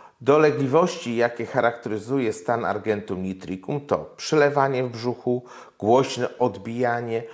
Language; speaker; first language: Polish; native; Polish